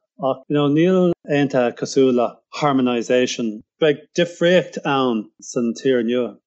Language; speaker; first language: Irish; non-native, local second language; English